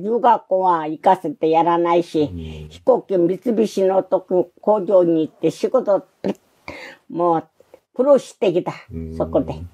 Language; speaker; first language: Japanese; non-native, learner; Korean